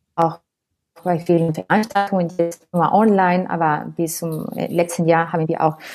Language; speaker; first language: German; non-native, fluent; Spanish